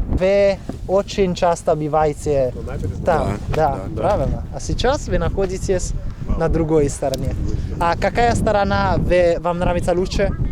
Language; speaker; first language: Russian; non-native, learner; Italian